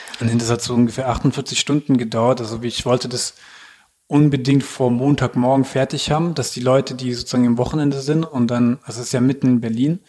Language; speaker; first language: German; native; German